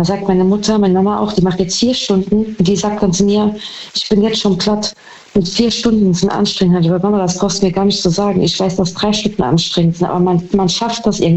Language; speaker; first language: German; native; German